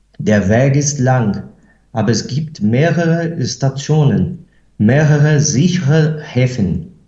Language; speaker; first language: German; non-native, fluent; Portuguese